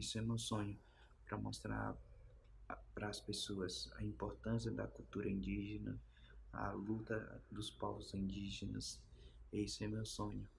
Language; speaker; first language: Portuguese; non-native, local second language; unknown